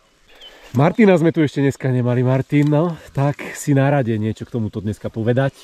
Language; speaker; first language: Slovak; native; Slovak